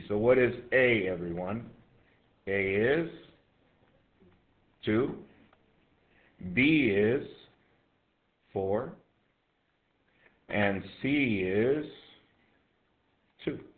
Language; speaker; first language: English; native; English